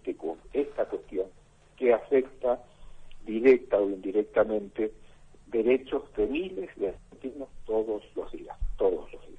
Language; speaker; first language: Spanish; native; Spanish